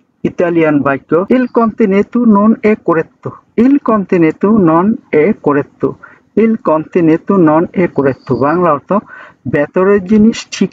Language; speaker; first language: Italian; non-native, learner; Bangla